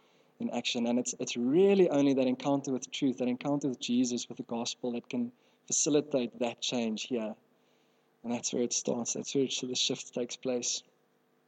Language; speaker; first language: English; non-native, local second language; Afrikaans